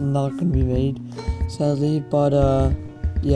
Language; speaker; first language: English; non-native, fluent; Dutch